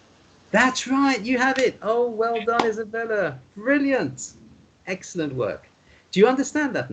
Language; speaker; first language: English; non-native, fluent; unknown